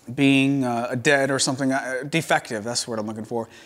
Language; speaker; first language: English; native; English